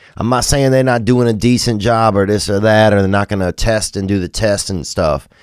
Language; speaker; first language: English; native; English